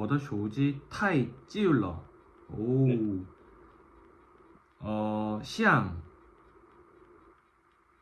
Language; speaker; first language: Chinese; non-native, learner; Korean